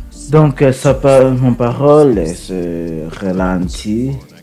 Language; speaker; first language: French; non-native, learner; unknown